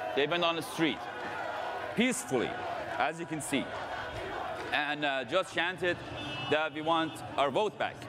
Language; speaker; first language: English; non-native, fluent; Persian